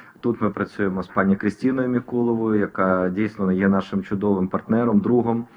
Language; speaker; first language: Ukrainian; native; Ukrainian